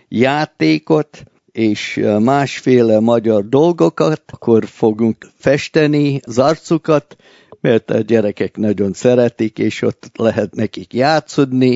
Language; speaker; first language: Hungarian; early bilingual, heritage; Hungarian